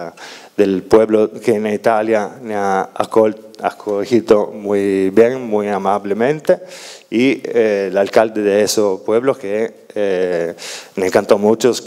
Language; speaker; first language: Spanish; non-native, learner; Italian